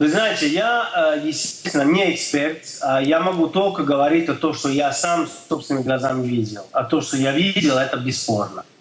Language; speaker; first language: Russian; non-native, fluent; English